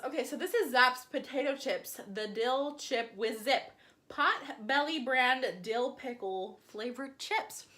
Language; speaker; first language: English; native; English